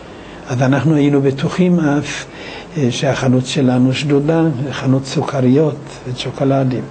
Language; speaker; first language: Hebrew; non-native, fluent; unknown